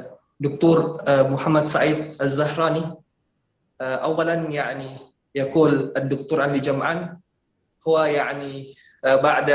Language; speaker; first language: Arabic; non-native, learner; Indonesian